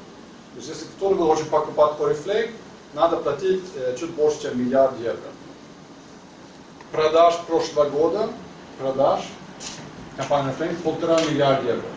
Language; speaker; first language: Russian; non-native, learner; Swedish